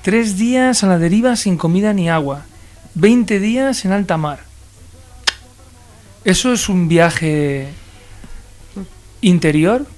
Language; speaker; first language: Spanish; native; Spanish